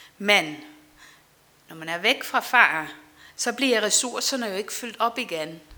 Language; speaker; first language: Danish; non-native, fluent; Dutch